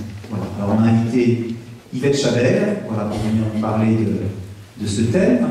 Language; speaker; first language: French; native; French